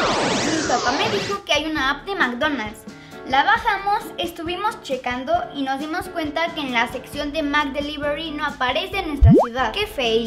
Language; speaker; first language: Spanish; native; Spanish